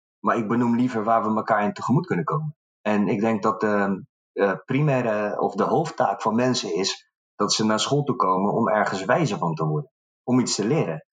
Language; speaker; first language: Dutch; early bilingual, other home language; Arabic